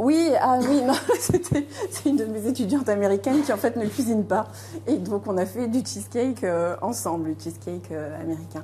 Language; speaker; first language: French; native; French